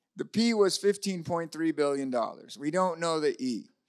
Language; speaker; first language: English; native; English